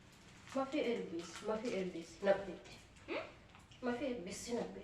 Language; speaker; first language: Arabic; non-native, learner; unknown